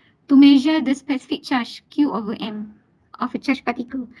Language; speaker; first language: English; non-native, local second language; Malay